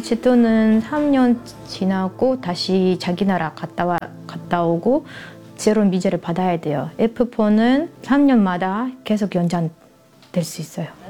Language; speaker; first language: Korean; non-native, learner; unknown